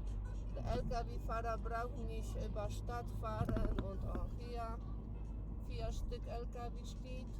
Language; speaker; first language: German; non-native, learner; Polish